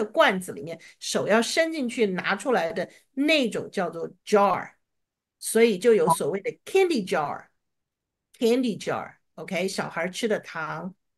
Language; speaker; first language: Chinese; native; Chinese